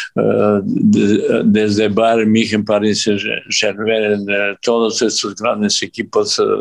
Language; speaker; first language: Spanish; non-native, fluent; Serbian